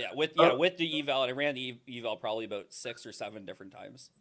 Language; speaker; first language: English; native; English